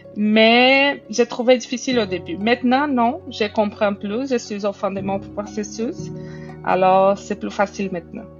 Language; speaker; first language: French; non-native, fluent; Portuguese